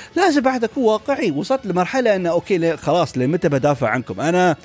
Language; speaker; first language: Arabic; native; Arabic